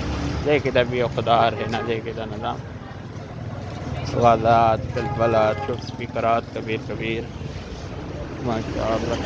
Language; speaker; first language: Arabic; non-native, learner; Urdu